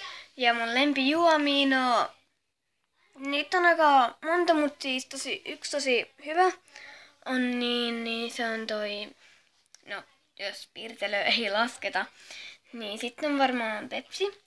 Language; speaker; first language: Finnish; native; Finnish